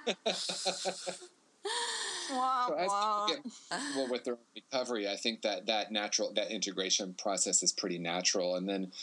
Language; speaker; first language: English; native; English